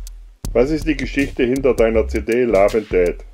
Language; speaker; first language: German; native; German